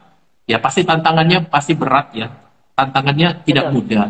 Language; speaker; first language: Indonesian; native; Indonesian